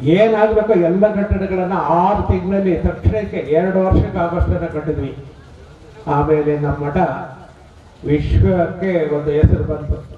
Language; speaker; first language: Kannada; native; Kannada